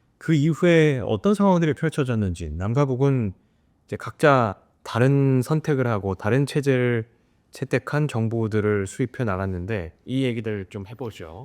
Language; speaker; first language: Korean; native; Korean